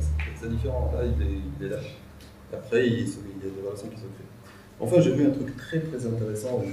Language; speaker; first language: French; non-native, local second language; Arabic